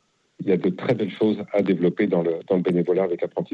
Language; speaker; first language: French; native; French